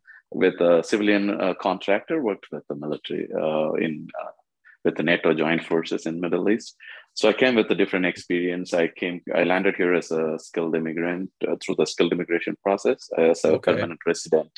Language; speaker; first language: English; non-native, local second language; Tamil